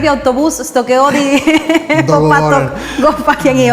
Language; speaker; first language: Macedonian; non-native, learner; Spanish